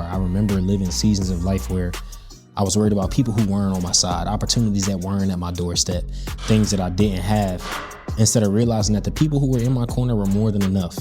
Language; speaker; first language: English; native; English